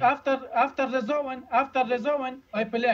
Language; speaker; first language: English; non-native, learner; Uzbek